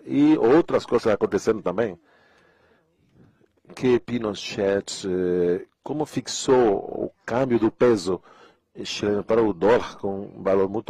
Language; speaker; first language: Portuguese; non-native, fluent; Spanish